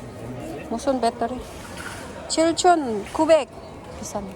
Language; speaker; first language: Korean; non-native, learner; Filipino